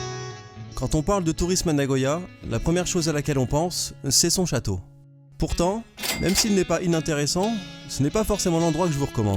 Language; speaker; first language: French; native; French